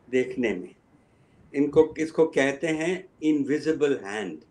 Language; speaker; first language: Hindi; early bilingual, other home language; Punjabi